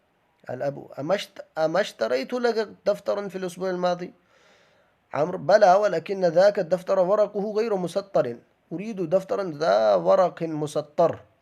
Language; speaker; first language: Arabic; non-native, fluent; Urdu